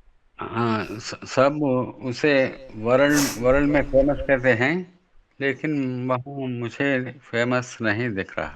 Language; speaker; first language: Hindi; non-native, local second language; Telugu